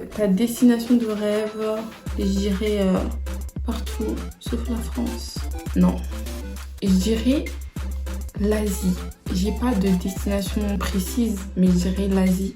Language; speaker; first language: French; early bilingual, other home language; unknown